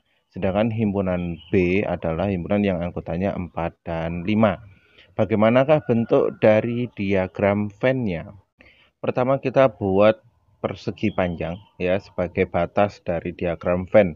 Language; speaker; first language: Indonesian; native; Indonesian